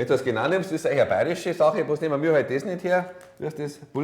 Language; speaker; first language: German; native; German